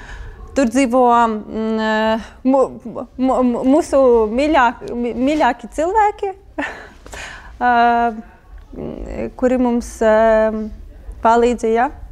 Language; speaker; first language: Latvian; non-native, learner; Ukrainian